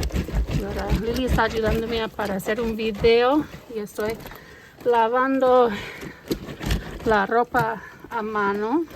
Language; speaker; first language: Spanish; non-native, learner; English